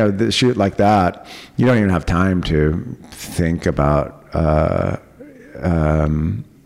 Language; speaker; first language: English; native; English